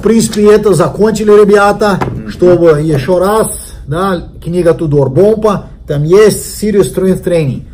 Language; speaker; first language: Russian; non-native, learner; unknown